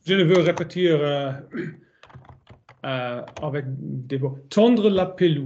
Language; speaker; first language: French; non-native, learner; German